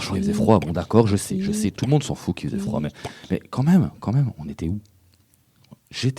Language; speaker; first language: French; native; French